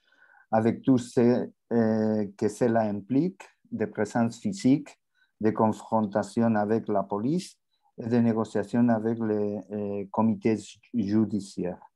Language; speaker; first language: French; non-native, learner; Spanish